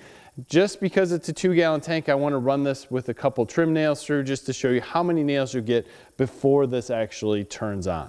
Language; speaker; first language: English; native; English